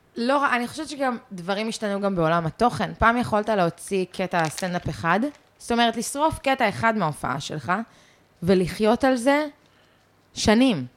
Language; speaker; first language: Hebrew; early bilingual, other home language; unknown